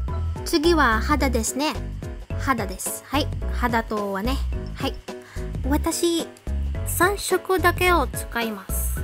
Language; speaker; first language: Japanese; non-native, learner; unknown